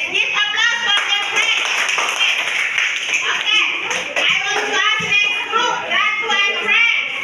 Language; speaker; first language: English; non-native, learner; Indonesian